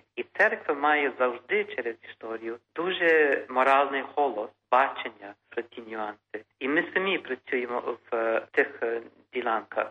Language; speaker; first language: Ukrainian; early bilingual, heritage; Ukrainian